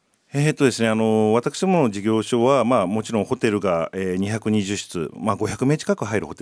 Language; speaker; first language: Japanese; native; Japanese